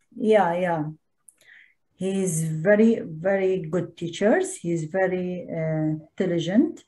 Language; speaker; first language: English; non-native, learner; Arabic